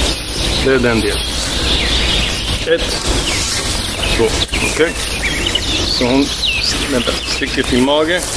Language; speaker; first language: Swedish; non-native, fluent; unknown